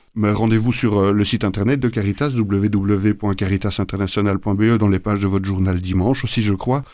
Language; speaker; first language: French; native; French